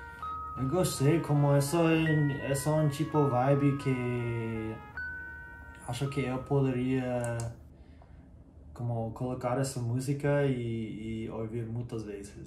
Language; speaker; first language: Portuguese; non-native, learner; English